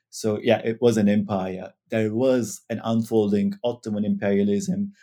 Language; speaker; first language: English; non-native, fluent; Turkish